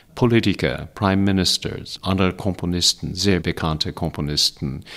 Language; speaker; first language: German; non-native, fluent; English